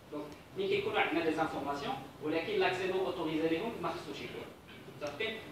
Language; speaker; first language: French; non-native, local second language; Arabic